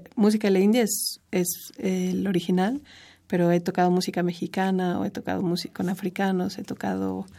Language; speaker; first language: Spanish; native; Spanish